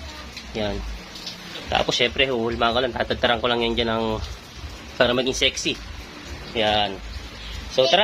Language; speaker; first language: Filipino; native; Filipino